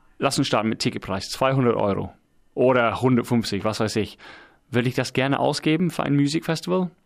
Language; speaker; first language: German; non-native, fluent; English